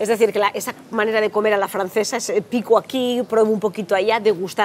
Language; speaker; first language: Spanish; native; Spanish